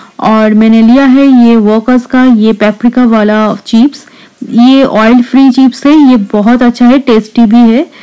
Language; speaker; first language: Hindi; non-native, local second language; Bangla